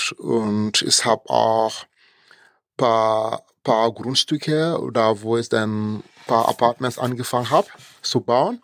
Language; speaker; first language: German; non-native, fluent; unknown